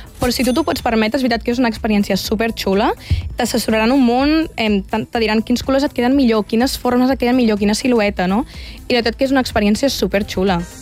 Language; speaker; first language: Catalan; native; Catalan